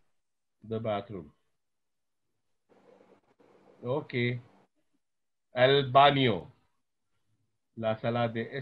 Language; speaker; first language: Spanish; non-native, learner; Hindi